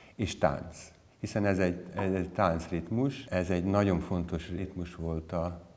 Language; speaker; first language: Hungarian; native; Hungarian